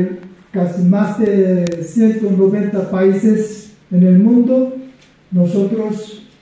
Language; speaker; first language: Spanish; non-native, fluent; Korean